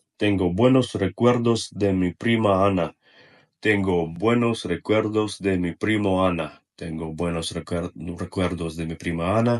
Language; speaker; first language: Spanish; non-native, learner; Russian